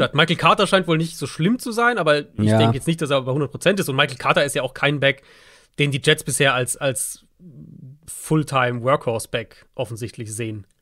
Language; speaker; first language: German; native; German